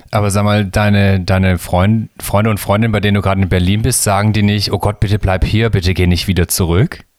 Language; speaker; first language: German; native; German